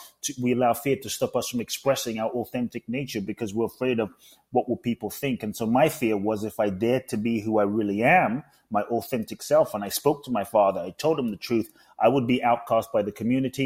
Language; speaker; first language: English; native; English